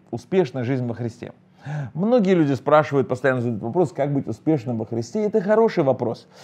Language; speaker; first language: Russian; native; Russian